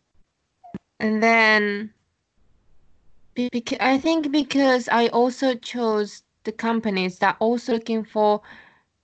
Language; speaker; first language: English; non-native, fluent; Japanese